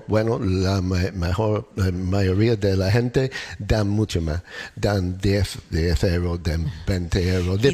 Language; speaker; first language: Spanish; non-native, learner; English